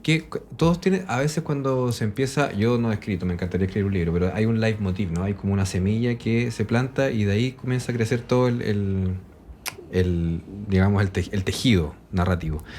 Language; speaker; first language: Spanish; native; Spanish